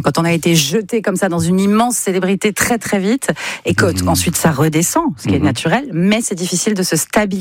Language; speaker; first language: French; native; French